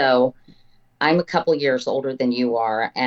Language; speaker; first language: English; native; English